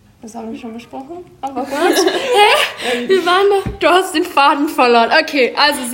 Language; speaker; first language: German; early bilingual, other home language; Greek